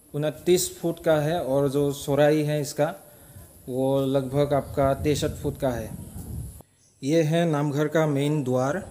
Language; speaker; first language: Hindi; non-native, local second language; Assamese